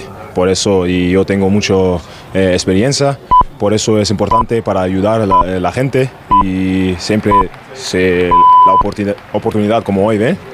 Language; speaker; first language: Spanish; non-native, learner; German